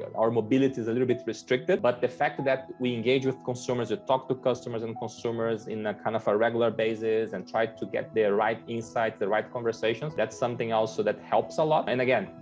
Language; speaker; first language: English; non-native, fluent; Portuguese